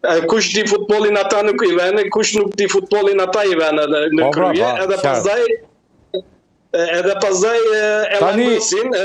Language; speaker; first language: Albanian; early bilingual, heritage; Albanian